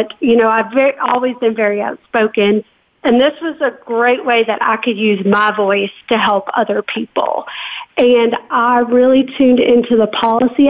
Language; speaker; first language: English; native; English